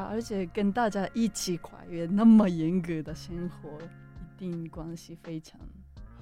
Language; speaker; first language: Chinese; non-native, fluent; Japanese